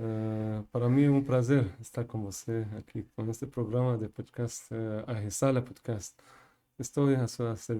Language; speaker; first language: Portuguese; non-native, learner; Persian